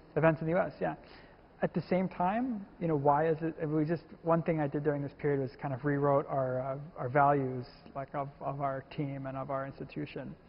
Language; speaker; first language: English; native; English